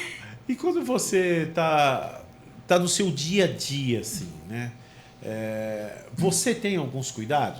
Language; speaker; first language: Portuguese; native; Portuguese